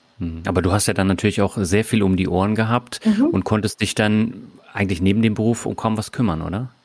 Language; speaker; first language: German; native; German